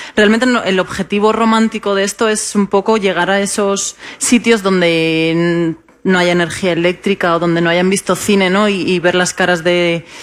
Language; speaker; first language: Spanish; native; Spanish